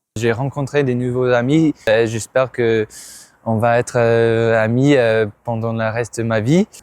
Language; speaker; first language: French; non-native, fluent; English